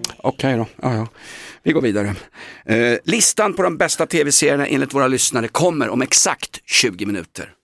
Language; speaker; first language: Swedish; native; Swedish